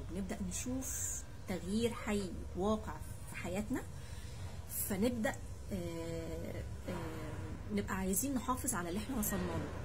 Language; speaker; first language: Arabic; native; Arabic